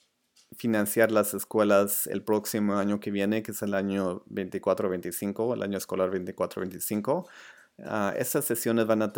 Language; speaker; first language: Spanish; early bilingual, other home language; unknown